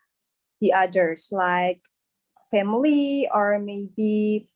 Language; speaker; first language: English; non-native, learner; Indonesian